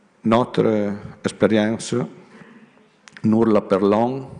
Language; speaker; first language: French; non-native, learner; Italian